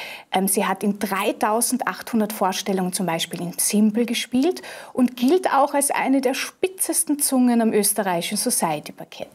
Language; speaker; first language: German; native; German